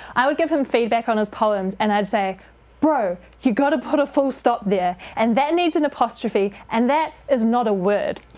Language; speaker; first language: English; native; English